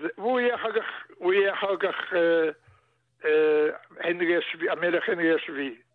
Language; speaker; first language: Hebrew; early bilingual, other home language; Russian